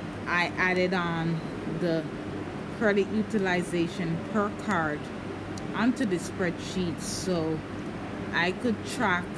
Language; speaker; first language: English; native; English